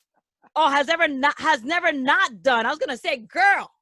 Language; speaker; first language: English; native; English